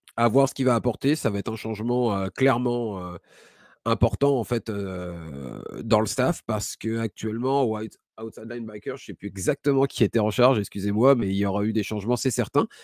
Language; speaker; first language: French; native; French